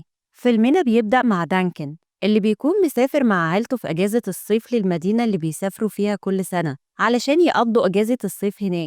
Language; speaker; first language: Arabic; native; Arabic